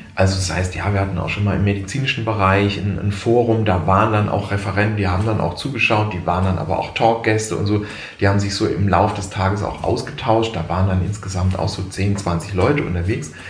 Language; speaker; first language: German; native; German